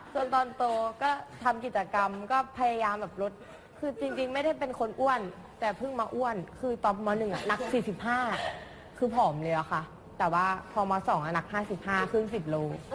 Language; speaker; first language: Thai; native; Thai